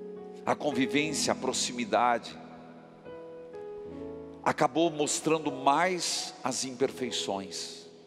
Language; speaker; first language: Portuguese; native; Portuguese